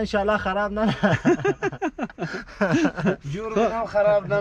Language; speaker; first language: Persian; native; Persian